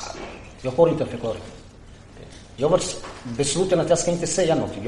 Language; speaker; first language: Swedish; non-native, fluent; Croatian